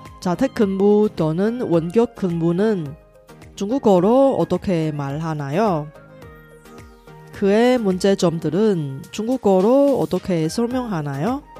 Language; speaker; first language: Korean; non-native, fluent; Chinese